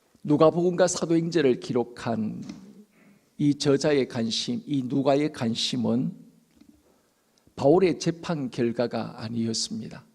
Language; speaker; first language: Korean; native; Korean